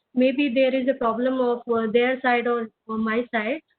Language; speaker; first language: English; non-native, local second language; Hindi